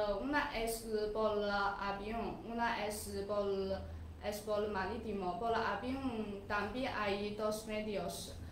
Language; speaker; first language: Spanish; non-native, learner; Chinese